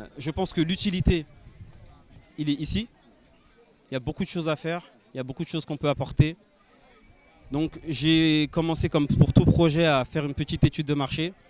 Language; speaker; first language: French; early bilingual, other home language; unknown